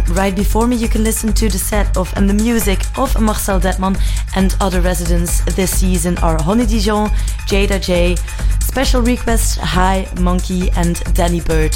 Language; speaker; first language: English; non-native, fluent; Dutch